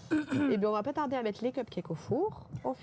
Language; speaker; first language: French; native; French